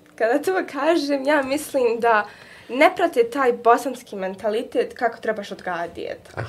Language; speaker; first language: Bosnian; native; Bosnian